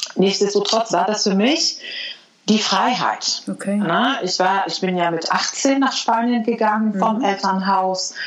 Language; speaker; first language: German; non-native, fluent; Arabic